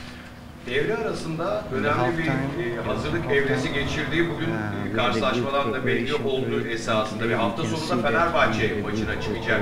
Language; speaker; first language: Turkish; native; Turkish